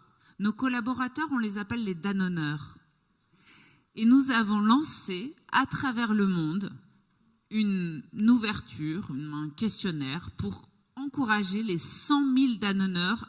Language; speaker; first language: French; native; French